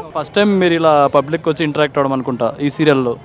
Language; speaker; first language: Telugu; native; Telugu